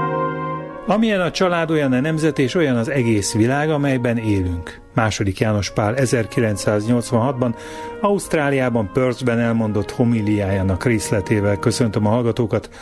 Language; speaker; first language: Hungarian; native; Hungarian